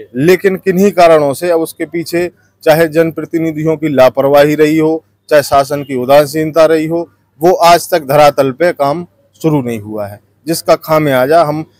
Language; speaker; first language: Hindi; native; Hindi